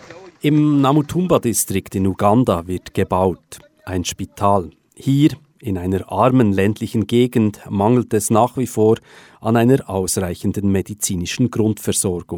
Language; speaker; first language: German; native; German